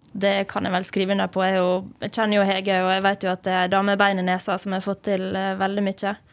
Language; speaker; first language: Norwegian; native; Norwegian